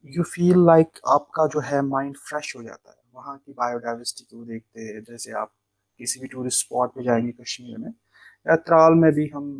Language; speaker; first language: Hindi; non-native, local second language; Kashmiri